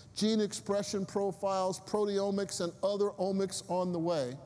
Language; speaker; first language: English; native; English